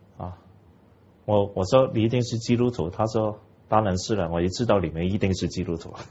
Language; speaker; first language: Chinese; non-native, local second language; Cantonese